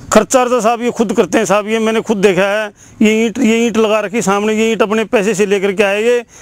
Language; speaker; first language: Hindi; native; Hindi